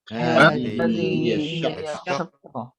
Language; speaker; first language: Arabic; non-native, learner; Indonesian